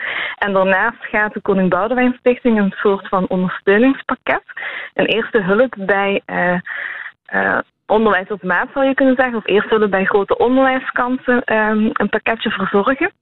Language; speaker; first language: Dutch; native; Dutch